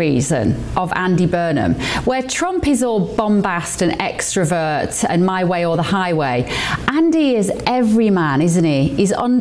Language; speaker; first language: English; native; English